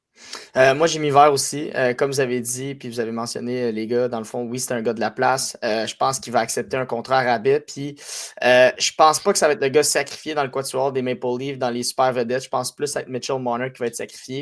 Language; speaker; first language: French; native; French